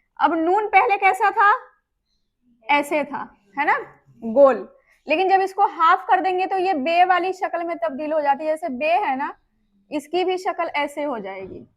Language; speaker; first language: Hindi; native; Hindi